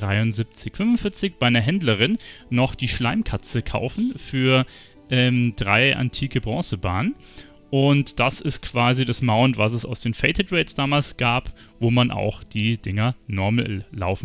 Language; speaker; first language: German; native; German